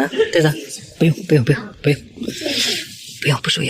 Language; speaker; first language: Chinese; native; Chinese